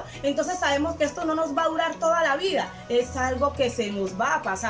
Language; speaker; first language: Spanish; native; Spanish